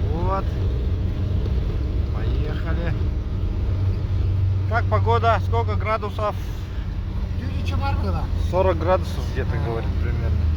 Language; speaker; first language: Russian; native; Russian